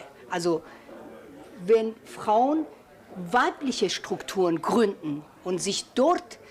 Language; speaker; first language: German; non-native, fluent; Persian